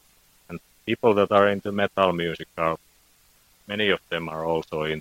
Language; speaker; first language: English; non-native, fluent; Finnish